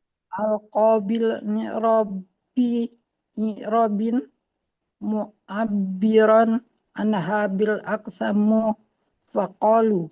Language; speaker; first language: Arabic; non-native, learner; Indonesian